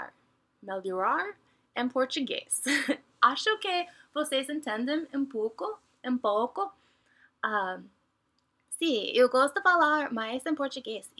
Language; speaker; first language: Portuguese; non-native, learner; English